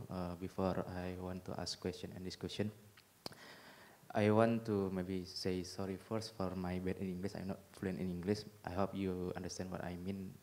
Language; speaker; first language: English; non-native, learner; Indonesian